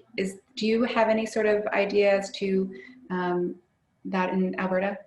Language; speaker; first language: English; native; English